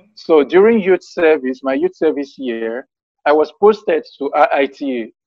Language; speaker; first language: English; non-native, local second language; Yoruba